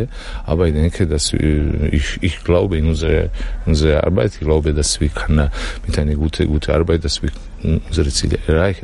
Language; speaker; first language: German; non-native, learner; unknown